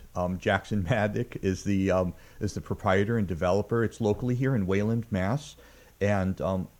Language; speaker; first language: English; native; English